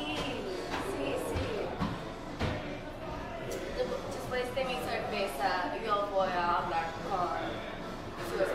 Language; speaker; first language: Spanish; non-native, learner; English